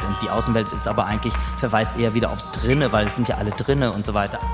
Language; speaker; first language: German; native; German